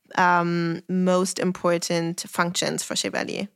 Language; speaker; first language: English; non-native, fluent; German